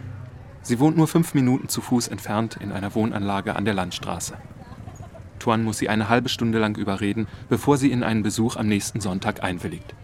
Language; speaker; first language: German; native; German